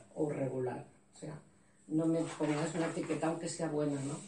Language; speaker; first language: Spanish; non-native, fluent; Swedish